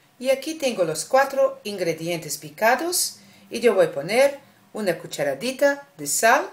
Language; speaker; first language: Spanish; non-native, learner; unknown